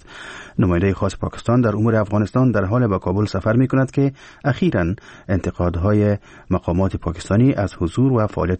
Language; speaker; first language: Persian; native; Persian